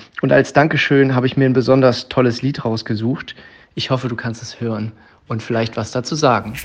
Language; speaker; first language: German; native; German